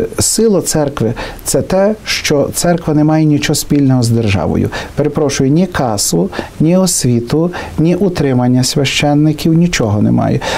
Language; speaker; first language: Ukrainian; native; Ukrainian